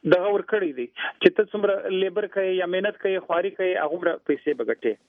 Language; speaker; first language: Pashto; native; Pashto